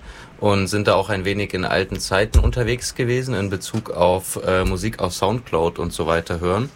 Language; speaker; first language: German; native; German